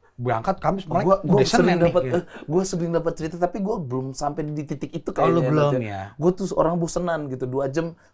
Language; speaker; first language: Indonesian; native; Indonesian